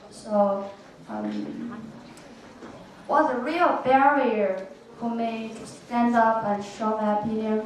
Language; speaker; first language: English; non-native, learner; Chinese